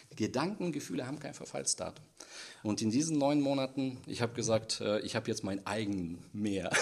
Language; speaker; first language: German; non-native, fluent; Russian